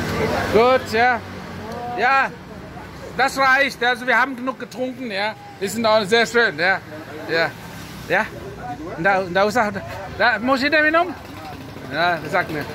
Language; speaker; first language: German; non-native, fluent; Indonesian